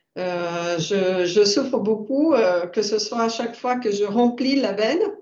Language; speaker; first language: French; non-native, fluent; Portuguese